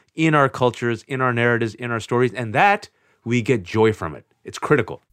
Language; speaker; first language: English; native; English